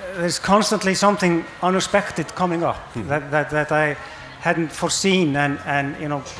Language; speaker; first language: English; non-native, fluent; Icelandic